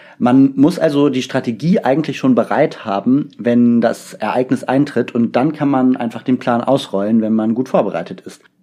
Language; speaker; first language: German; native; German